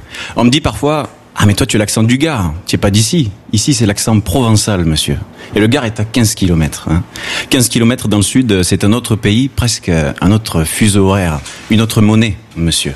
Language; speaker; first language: French; native; French